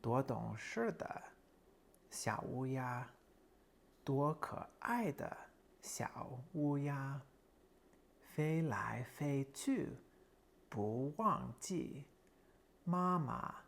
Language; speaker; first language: Chinese; non-native, learner; English